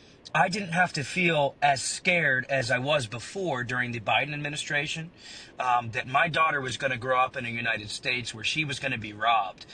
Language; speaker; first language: English; native; English